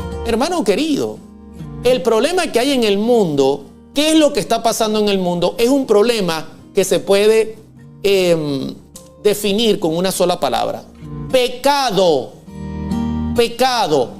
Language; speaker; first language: Spanish; native; Spanish